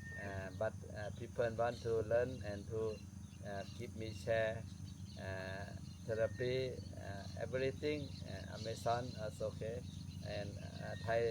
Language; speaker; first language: English; non-native, learner; Thai